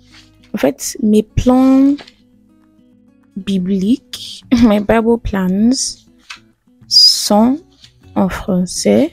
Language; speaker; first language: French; non-native, learner; English